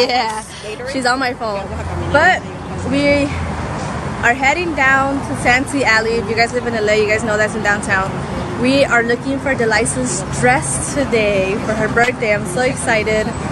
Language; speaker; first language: English; early bilingual, other home language; Spanish